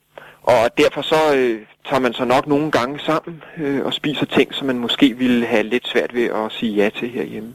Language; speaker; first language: Danish; native; Danish